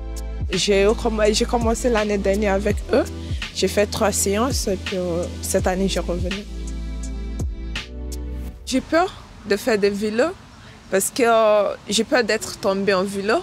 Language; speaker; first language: French; non-native, learner; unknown